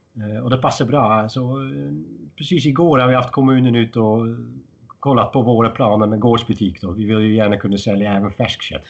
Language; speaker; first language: Swedish; non-native, fluent; Dutch